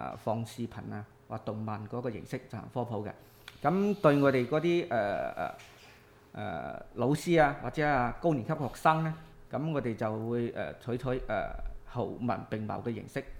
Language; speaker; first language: Cantonese; native; Cantonese